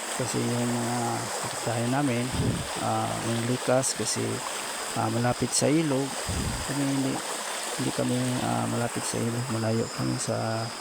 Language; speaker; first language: Filipino; non-native, local second language; Cebuano